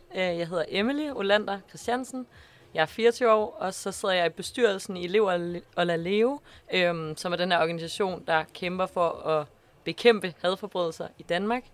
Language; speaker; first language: Danish; native; Danish